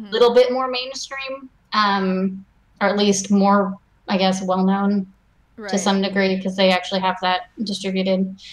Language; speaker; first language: English; native; English